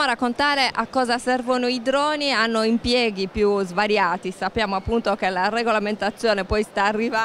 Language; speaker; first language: Italian; native; Italian